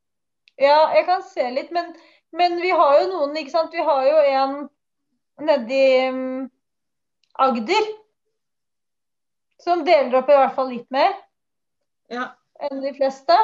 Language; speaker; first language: Norwegian; native; Norwegian